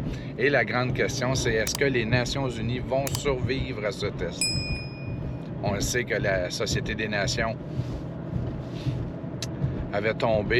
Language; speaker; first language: French; native; French